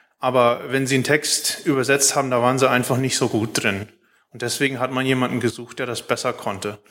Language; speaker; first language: German; early bilingual, heritage; Plautdietsch